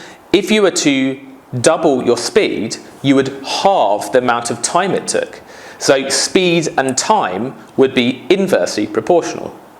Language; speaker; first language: English; native; English